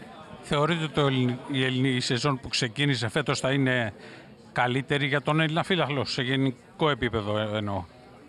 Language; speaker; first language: Greek; native; Greek